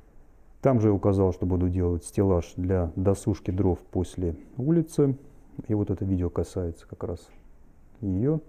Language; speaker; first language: Russian; native; Russian